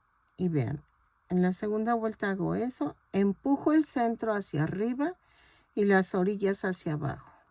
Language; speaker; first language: Spanish; native; Spanish